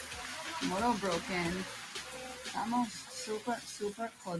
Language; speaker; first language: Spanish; early bilingual, other home language; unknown